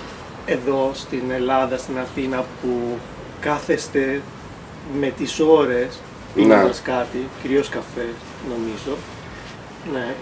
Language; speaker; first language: Greek; non-native, fluent; Italian